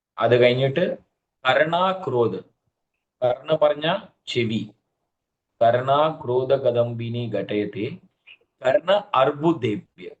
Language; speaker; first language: Malayalam; early bilingual, heritage; Malayalam